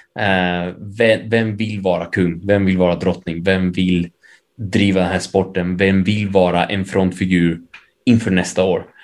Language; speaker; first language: Swedish; early bilingual, other home language; Spanish